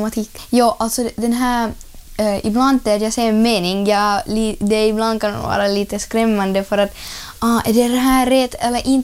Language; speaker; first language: Swedish; non-native, learner; Russian